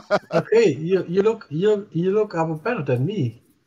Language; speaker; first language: English; non-native, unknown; German